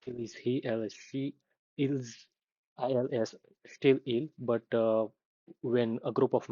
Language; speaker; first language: English; non-native, fluent; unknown